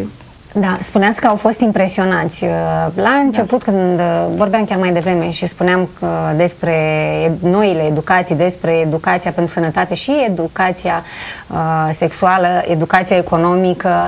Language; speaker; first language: Romanian; native; Romanian